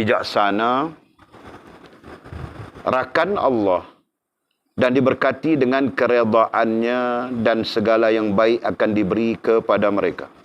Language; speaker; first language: Malay; native; Malay